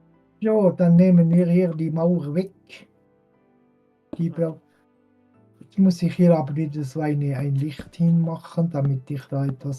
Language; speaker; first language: German; non-native, fluent; French